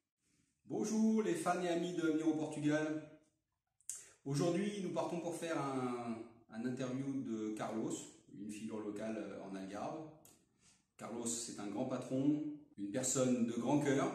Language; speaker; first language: French; native; French